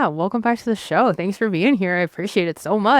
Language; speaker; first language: English; native; English